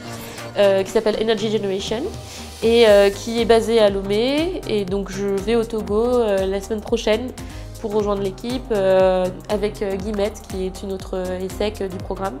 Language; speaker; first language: French; non-native, local second language; Malagasy